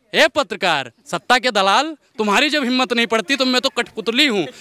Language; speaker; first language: Hindi; native; Hindi